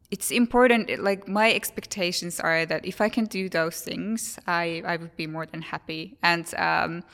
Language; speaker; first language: English; non-native, fluent; Finnish